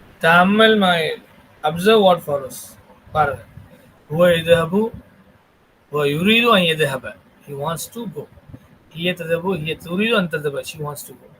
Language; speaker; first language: Arabic; non-native, fluent; Tamil